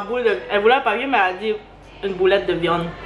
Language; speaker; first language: French; early bilingual, other home language; Vietnamese